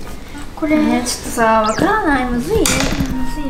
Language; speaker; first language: Japanese; native; Japanese